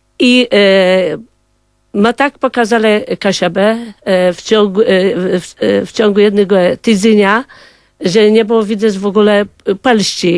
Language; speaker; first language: Polish; non-native, local second language; Kashubian